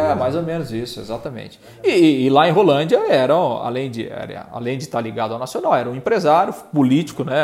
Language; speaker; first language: Portuguese; native; Portuguese